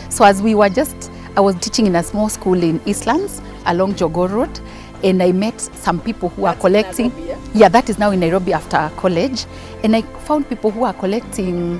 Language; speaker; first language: English; non-native, local second language; Kikuyu